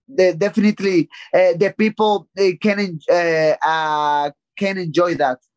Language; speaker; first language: English; non-native, learner; Spanish